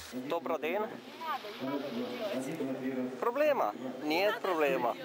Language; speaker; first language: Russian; non-native, learner; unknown